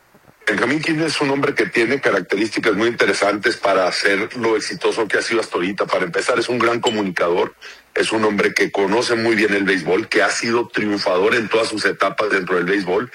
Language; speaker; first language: Spanish; native; Spanish